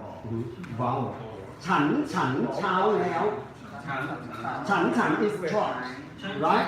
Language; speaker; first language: Thai; native; Thai